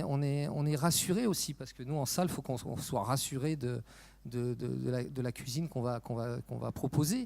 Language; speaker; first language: French; native; French